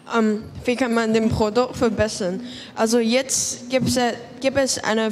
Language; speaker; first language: German; non-native, learner; Cantonese